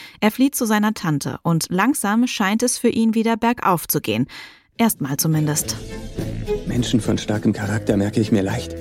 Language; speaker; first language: German; native; German